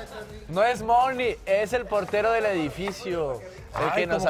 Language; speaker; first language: Spanish; native; Spanish